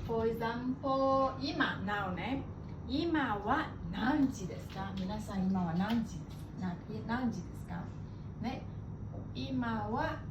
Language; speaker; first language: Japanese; non-native, fluent; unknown